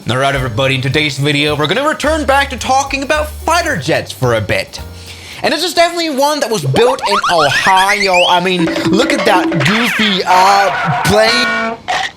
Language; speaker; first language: English; non-native, fluent; German